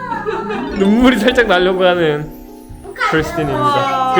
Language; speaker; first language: Korean; native; Korean